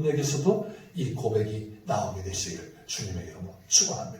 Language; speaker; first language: Korean; native; Korean